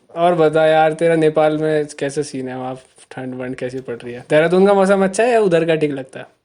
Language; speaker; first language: Hindi; native; Hindi